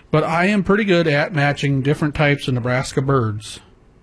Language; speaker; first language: English; native; English